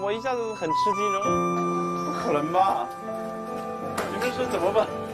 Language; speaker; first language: Chinese; native; Chinese